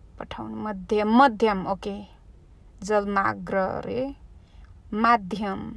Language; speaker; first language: Nepali; early bilingual, heritage; Nepali